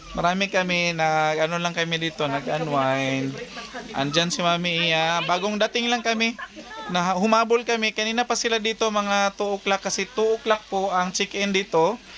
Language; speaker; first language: Filipino; non-native, local second language; Cebuano